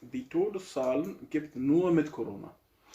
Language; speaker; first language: German; non-native, learner; Urdu